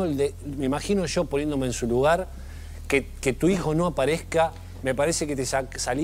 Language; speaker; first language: Spanish; native; Spanish